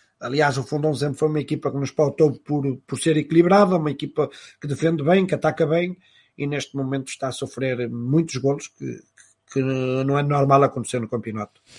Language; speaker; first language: Portuguese; native; Portuguese